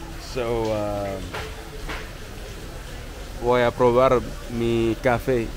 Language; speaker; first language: Spanish; non-native, learner; English